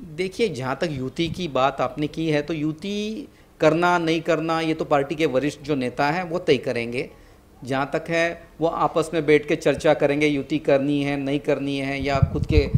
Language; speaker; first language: Hindi; non-native, local second language; Marathi